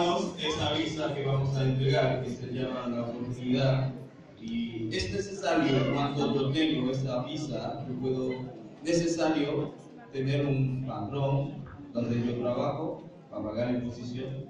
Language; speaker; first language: Spanish; non-native, learner; Haitian Creole